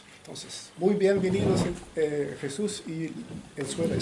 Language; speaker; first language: Spanish; non-native, fluent; Swedish